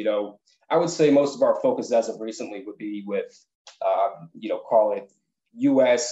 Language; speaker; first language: English; native; English